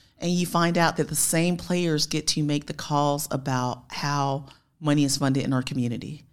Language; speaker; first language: English; native; English